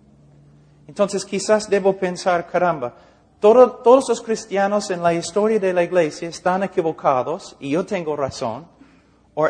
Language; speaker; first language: Spanish; non-native, fluent; English